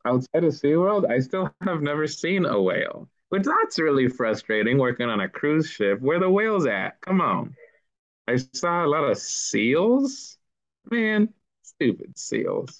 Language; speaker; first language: English; early bilingual, other home language; Spanish